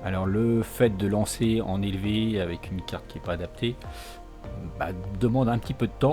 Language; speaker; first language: French; native; French